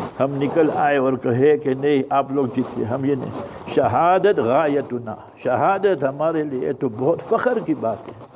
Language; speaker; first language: Urdu; early bilingual, heritage; English